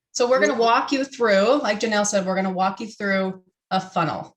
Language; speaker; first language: English; native; English